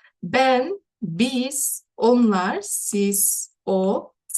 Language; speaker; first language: Turkish; non-native, fluent; Uzbek